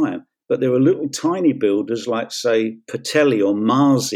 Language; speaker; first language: English; native; English